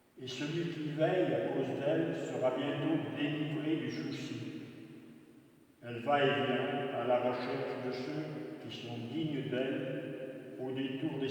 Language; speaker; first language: French; native; French